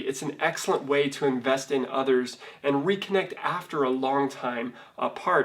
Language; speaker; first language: English; native; English